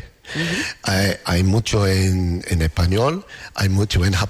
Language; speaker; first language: Spanish; non-native, learner; English